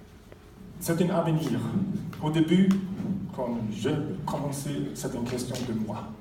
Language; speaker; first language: French; non-native, fluent; Swedish